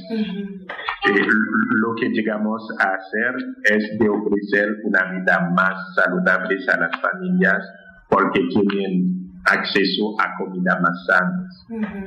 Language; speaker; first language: Spanish; non-native, fluent; Haitian Creole